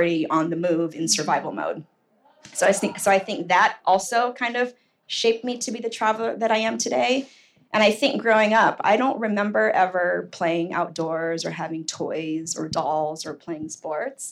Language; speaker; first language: English; native; English